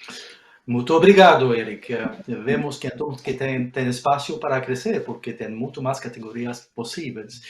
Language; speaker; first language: Portuguese; non-native, fluent; Spanish